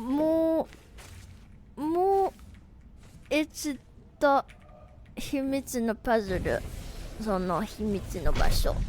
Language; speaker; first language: Japanese; non-native, learner; English